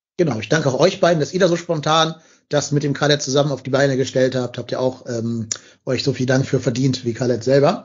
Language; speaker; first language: German; native; German